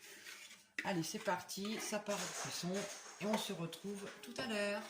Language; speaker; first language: French; native; French